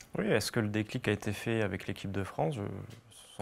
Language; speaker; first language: French; native; French